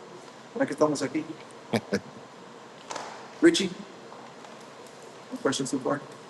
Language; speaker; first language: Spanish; early bilingual, heritage; Spanish